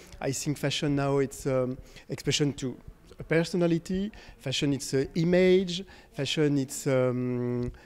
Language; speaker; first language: English; non-native, fluent; French